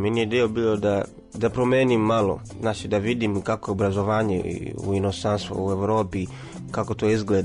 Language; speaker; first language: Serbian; non-native, learner; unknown